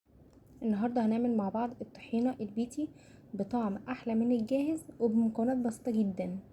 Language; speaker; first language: Arabic; native; Arabic